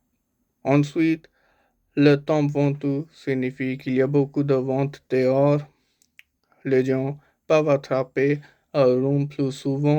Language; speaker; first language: French; non-native, learner; Punjabi